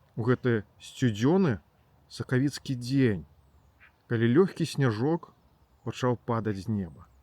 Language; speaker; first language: Belarusian; native; Belarusian